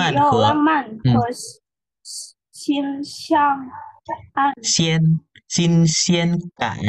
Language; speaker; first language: Chinese; non-native, fluent; Indonesian